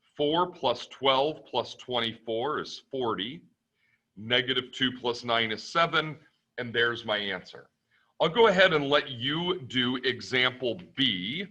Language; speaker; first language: English; native; English